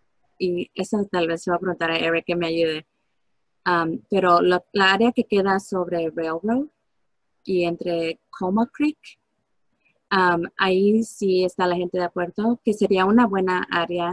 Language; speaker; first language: Spanish; early bilingual, heritage; Spanish